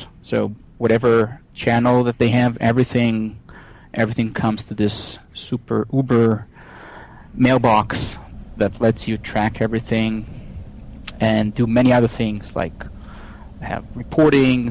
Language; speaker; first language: English; non-native, fluent; Hebrew